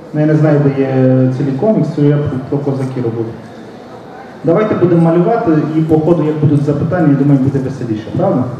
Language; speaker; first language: Ukrainian; non-native, local second language; Romanian